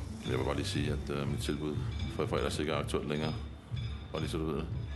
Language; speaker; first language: Danish; native; Danish